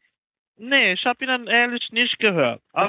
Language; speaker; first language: German; non-native, learner; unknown